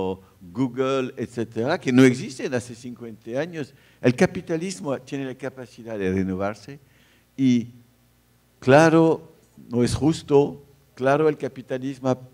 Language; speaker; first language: Spanish; non-native, fluent; French